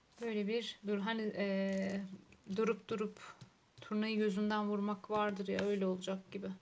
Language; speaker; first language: Turkish; native; Turkish